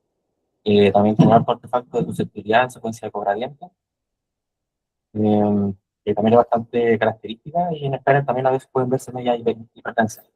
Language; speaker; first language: Spanish; native; Spanish